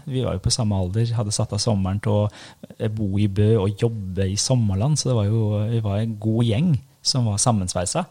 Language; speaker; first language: Norwegian; early bilingual, other home language; Persian